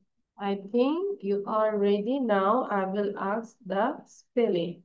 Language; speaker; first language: English; non-native, learner; Bangla